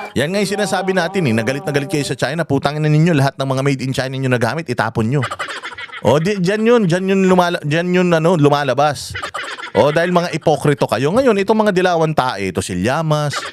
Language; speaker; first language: Filipino; native; Filipino